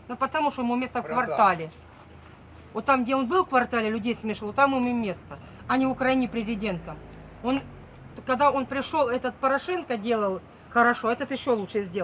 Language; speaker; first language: Russian; native; Russian